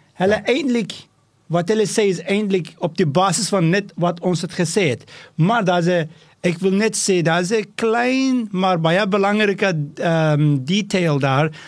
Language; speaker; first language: Afrikaans; non-native, local second language; English